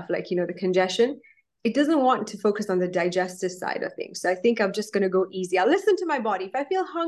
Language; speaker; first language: English; non-native, local second language; Gujarati